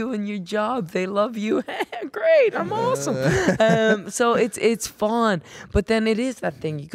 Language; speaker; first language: English; native; English